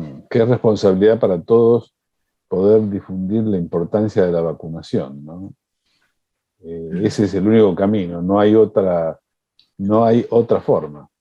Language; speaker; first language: Spanish; native; Spanish